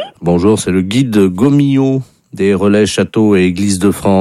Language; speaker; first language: French; native; French